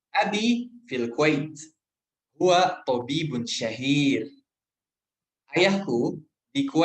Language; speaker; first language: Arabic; non-native, fluent; Indonesian